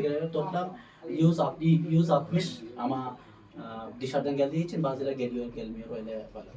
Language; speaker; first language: Turkish; non-native, learner; Bangla